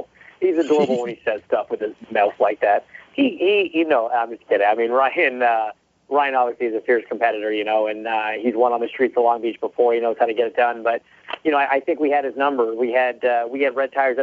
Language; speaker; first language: English; native; English